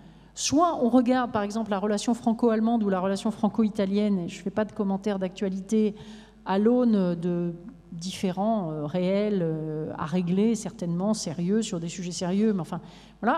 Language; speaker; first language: French; native; French